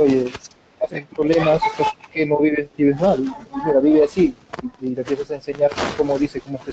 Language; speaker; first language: Spanish; native; Spanish